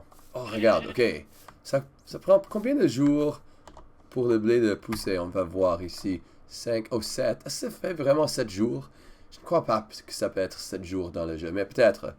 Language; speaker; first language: French; non-native, learner; English